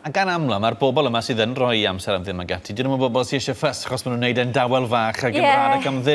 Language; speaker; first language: Welsh; native; Welsh